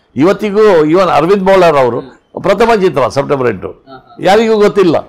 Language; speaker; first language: Kannada; non-native, local second language; Tulu